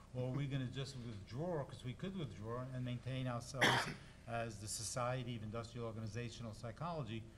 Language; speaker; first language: English; native; English